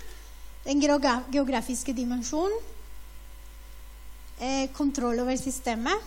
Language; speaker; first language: Norwegian; non-native, fluent; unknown